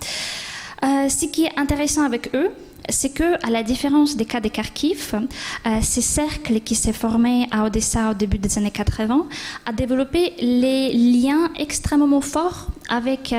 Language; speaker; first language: French; non-native, fluent; Ukrainian